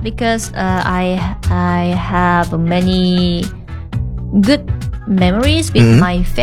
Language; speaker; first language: English; non-native, learner; Korean